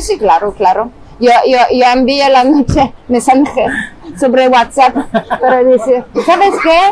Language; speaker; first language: Spanish; non-native, fluent; French